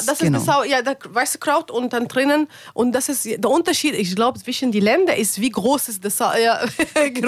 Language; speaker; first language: German; non-native, learner; Arabic